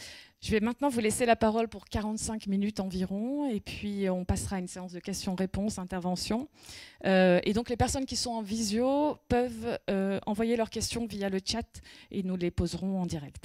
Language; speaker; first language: French; native; French